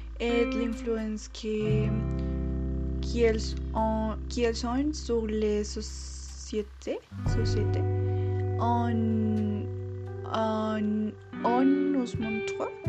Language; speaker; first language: French; non-native, learner; Spanish